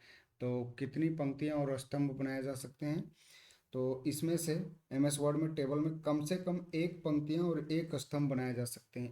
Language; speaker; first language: Hindi; native; Hindi